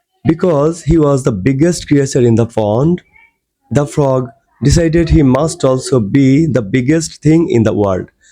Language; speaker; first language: English; non-native, local second language; Bangla